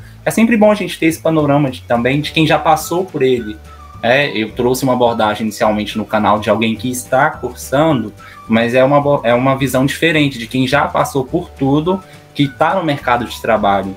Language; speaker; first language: Portuguese; native; Portuguese